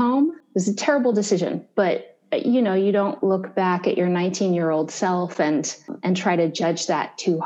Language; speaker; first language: English; native; English